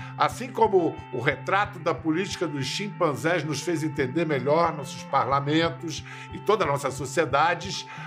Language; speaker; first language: Portuguese; native; Portuguese